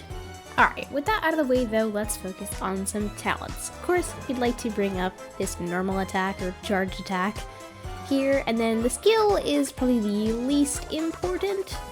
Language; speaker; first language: English; native; English